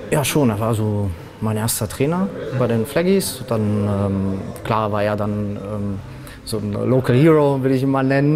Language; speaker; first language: German; native; German